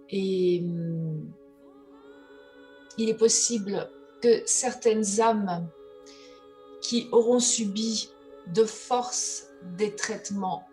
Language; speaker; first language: French; native; French